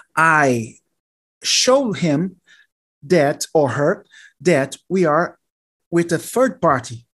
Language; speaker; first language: English; non-native, learner; Portuguese